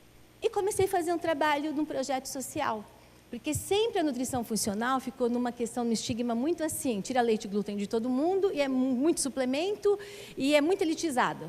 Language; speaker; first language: Portuguese; native; Portuguese